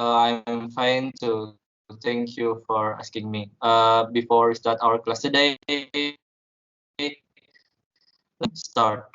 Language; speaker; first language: English; non-native, learner; Indonesian